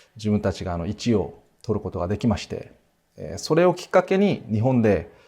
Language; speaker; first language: Japanese; non-native, fluent; Korean